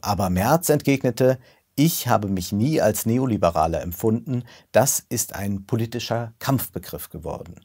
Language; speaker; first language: German; native; German